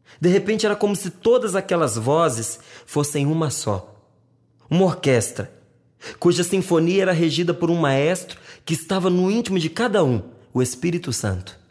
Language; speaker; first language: Portuguese; native; Portuguese